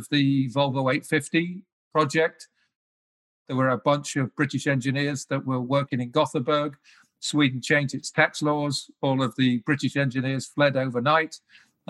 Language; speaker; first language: English; native; English